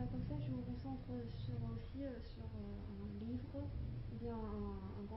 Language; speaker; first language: French; non-native, learner; Chinese